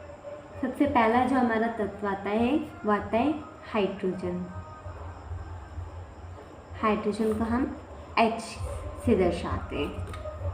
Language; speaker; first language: Hindi; native; Hindi